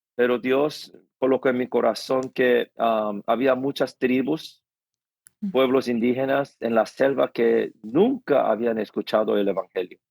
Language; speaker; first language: Spanish; non-native, fluent; Korean